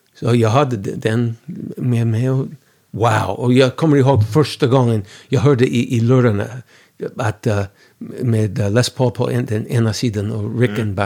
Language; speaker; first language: Swedish; non-native, fluent; English